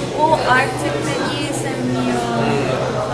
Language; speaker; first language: Turkish; non-native, learner; Korean